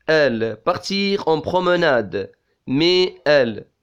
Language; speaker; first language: French; non-native, local second language; Arabic